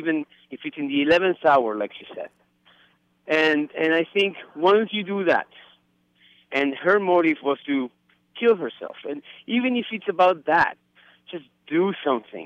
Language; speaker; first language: English; non-native, fluent; Spanish